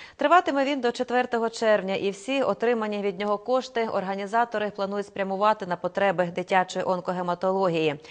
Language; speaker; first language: Ukrainian; native; Ukrainian